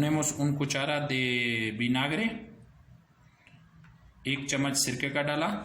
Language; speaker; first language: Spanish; non-native, learner; Urdu